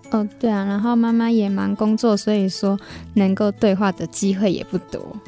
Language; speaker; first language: Chinese; native; Chinese